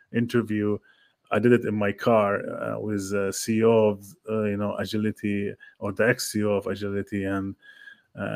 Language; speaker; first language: English; non-native, fluent; Arabic